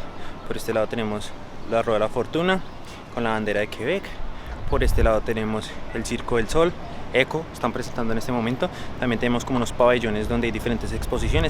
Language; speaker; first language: Spanish; native; Spanish